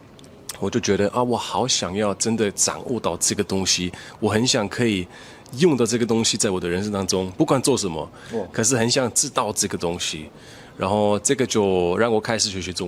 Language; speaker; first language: Chinese; non-native, fluent; German